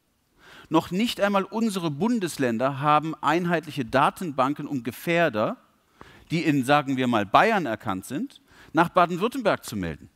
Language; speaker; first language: German; native; German